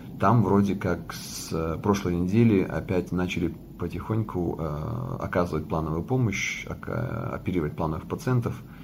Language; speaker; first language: Russian; non-native, local second language; Latvian